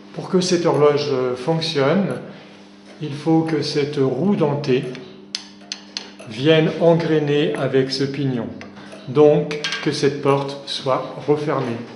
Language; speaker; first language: French; native; French